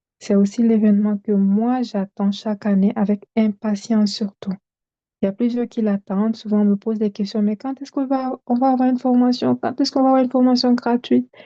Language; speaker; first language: French; non-native, local second language; Bambara